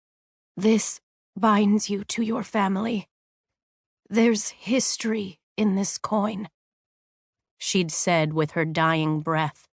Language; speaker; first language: English; native; English